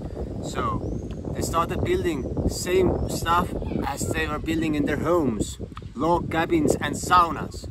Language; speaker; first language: English; non-native, fluent; Estonian